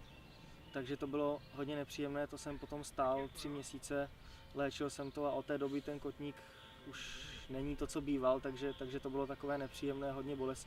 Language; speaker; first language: Czech; native; Czech